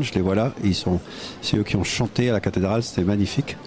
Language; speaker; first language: French; native; French